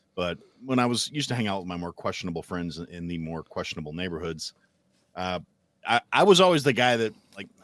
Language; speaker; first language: English; native; English